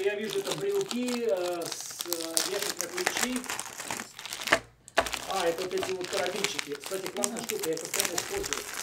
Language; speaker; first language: Russian; native; Russian